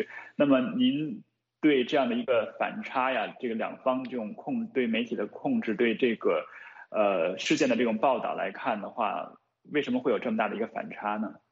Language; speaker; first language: Chinese; native; Chinese